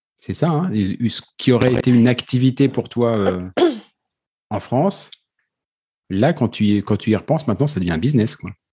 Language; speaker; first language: French; native; French